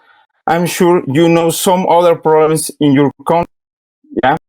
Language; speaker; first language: English; non-native, learner; Spanish